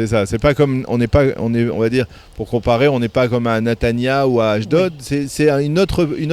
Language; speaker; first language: French; native; French